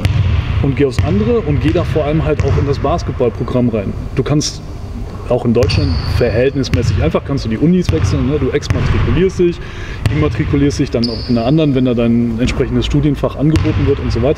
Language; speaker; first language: German; native; German